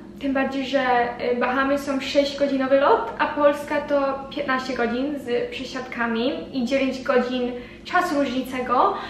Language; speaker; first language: Polish; early bilingual, heritage; Polish